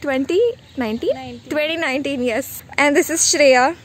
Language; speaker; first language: English; non-native, local second language; Hindi